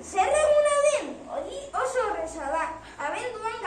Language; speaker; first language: Basque; non-native, learner; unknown